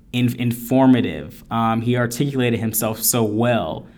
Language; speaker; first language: English; native; English